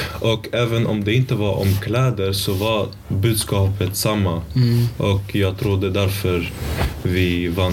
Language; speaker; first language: Swedish; early bilingual, other home language; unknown